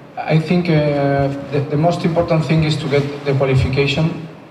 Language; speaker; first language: English; non-native, fluent; Spanish